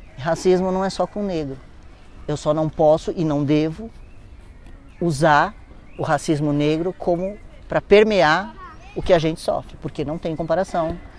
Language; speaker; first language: Portuguese; native; Portuguese